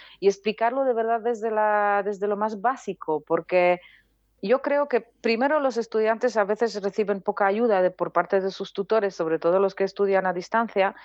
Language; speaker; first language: Spanish; non-native, fluent; Polish